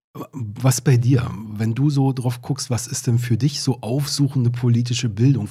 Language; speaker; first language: German; native; German